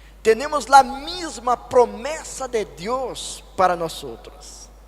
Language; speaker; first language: Spanish; non-native, fluent; Portuguese